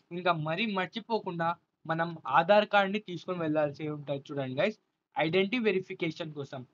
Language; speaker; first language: Telugu; non-native, local second language; Urdu